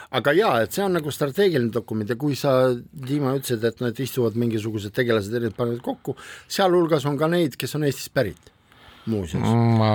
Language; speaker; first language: Estonian; non-native, local second language; Russian